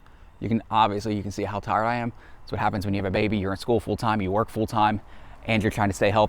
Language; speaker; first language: English; native; English